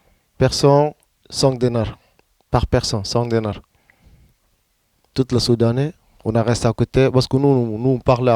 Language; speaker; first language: French; non-native, learner; Arabic